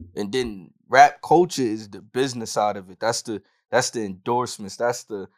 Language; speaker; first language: English; native; English